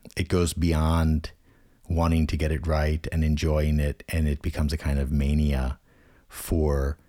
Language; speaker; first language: English; native; English